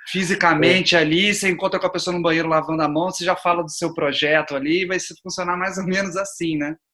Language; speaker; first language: Portuguese; native; Portuguese